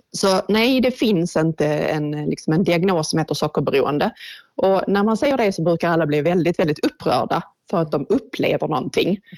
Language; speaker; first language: Swedish; native; Swedish